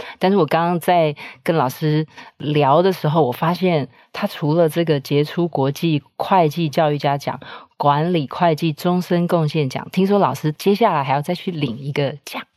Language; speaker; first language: Chinese; native; Chinese